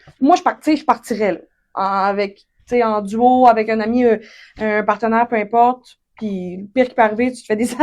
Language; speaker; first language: French; native; French